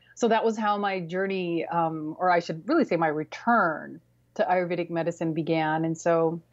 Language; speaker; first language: English; early bilingual, other home language; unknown